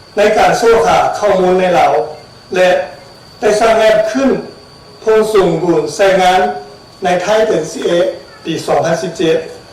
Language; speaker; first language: Lao; non-native, learner; Chinese